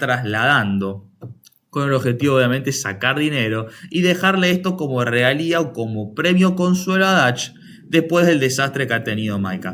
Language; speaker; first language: Spanish; native; Spanish